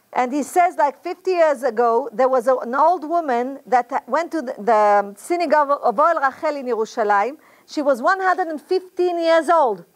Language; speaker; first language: English; non-native, fluent; Hebrew